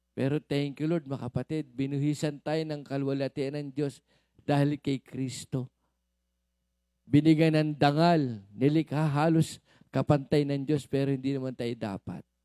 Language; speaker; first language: Filipino; native; Filipino